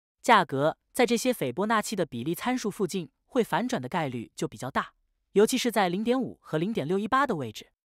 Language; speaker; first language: Chinese; native; Chinese